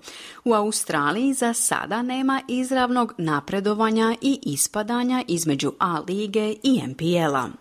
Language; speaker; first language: Croatian; native; Croatian